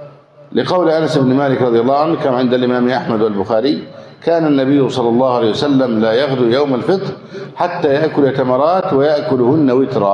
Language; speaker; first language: Arabic; native; Arabic